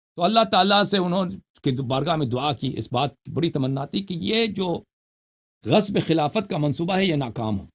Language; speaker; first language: Urdu; non-native, fluent; Persian